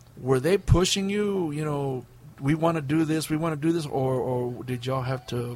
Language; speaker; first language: English; early bilingual, other home language; Spanish